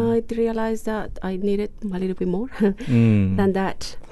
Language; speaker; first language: English; non-native, fluent; Spanish